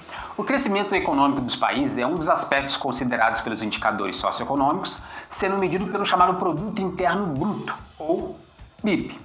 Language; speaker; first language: Portuguese; native; Portuguese